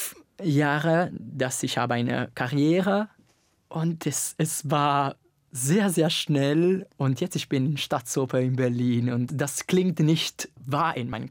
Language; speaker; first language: German; non-native, fluent; Italian